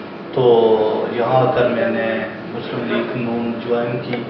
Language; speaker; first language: Urdu; non-native, local second language; Pahari-Potwari